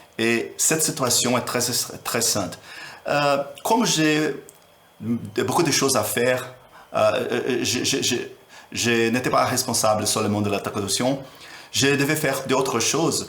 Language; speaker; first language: French; non-native, learner; Portuguese